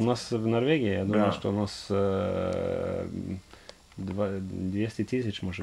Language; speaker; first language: Russian; non-native, fluent; Norwegian